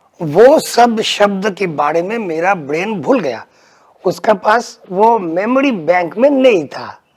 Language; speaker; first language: Hindi; non-native, local second language; Bangla